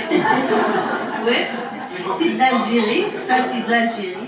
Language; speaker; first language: French; non-native, learner; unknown